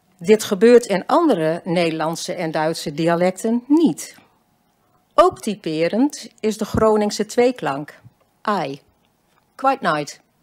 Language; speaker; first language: Dutch; native; Dutch